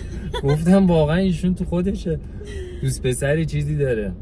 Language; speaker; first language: Persian; native; Persian